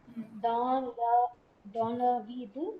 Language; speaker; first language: French; non-native, learner; Tamil